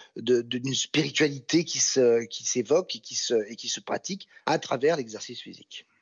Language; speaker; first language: French; native; French